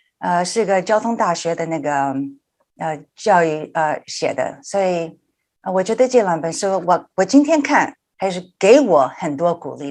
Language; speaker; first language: Chinese; early bilingual, heritage; Chinese